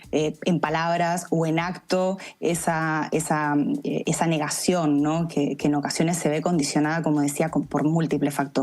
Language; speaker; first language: Spanish; native; Spanish